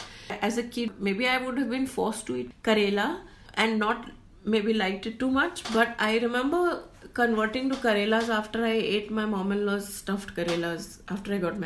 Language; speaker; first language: English; non-native, local second language; Gujarati